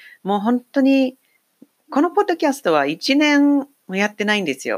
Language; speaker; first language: Japanese; non-native, fluent; English